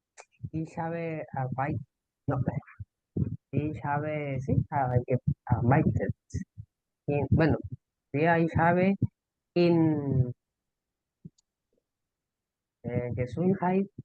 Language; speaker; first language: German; non-native, learner; Spanish